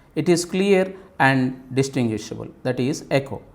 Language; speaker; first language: English; non-native, local second language; Telugu